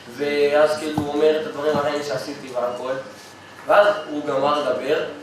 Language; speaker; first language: Hebrew; native; Hebrew